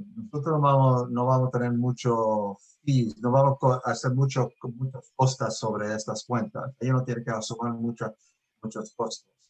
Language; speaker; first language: Spanish; early bilingual, heritage; Spanish